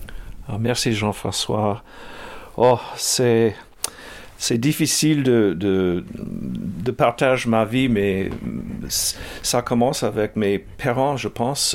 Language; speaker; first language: French; early bilingual, heritage; English